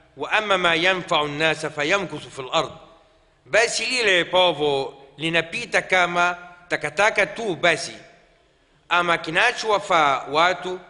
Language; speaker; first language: Swahili; non-native, fluent; Arabic